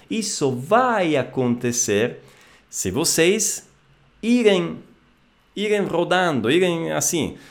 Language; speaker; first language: Portuguese; non-native, fluent; Italian